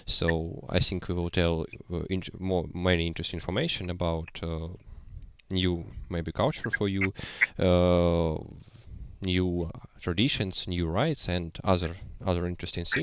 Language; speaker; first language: English; non-native, learner; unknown